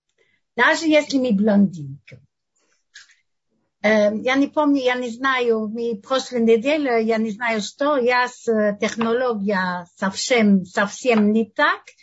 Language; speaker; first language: Russian; non-native, learner; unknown